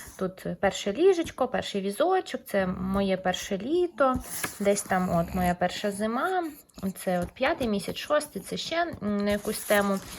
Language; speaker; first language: Ukrainian; native; Ukrainian